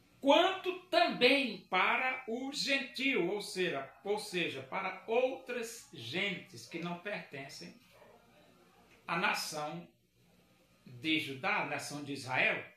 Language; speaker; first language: Portuguese; native; Portuguese